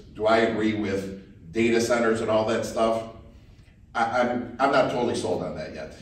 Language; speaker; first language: English; native; English